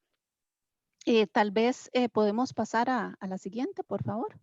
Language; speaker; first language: Spanish; native; Spanish